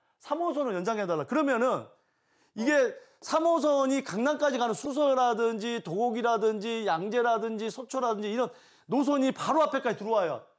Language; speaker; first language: Korean; native; Korean